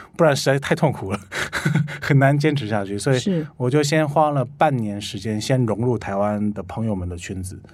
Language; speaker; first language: Chinese; non-native, fluent; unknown